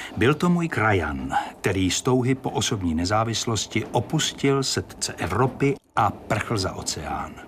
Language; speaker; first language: Czech; native; Czech